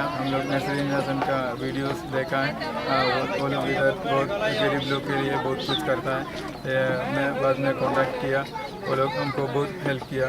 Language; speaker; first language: Hindi; non-native, local second language; Malayalam